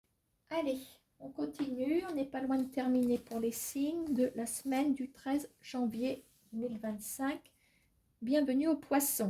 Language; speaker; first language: French; native; French